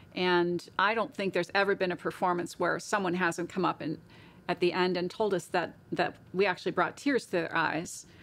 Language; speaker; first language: English; native; English